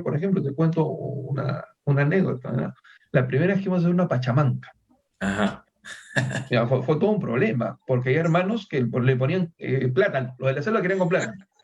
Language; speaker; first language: Spanish; native; Spanish